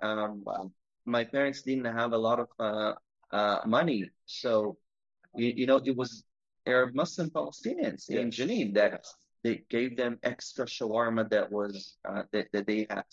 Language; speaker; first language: English; non-native, fluent; Hebrew